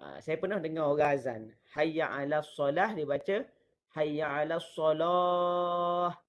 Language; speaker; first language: Malay; native; Malay